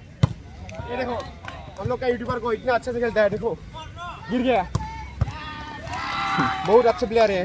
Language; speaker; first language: Hindi; non-native, local second language; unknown